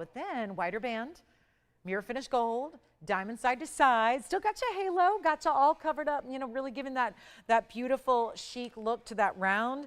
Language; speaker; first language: English; native; English